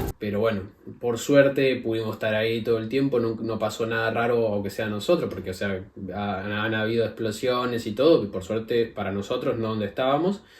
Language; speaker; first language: Spanish; native; Spanish